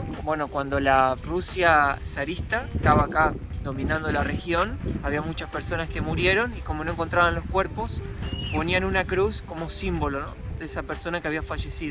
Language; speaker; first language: Spanish; native; Spanish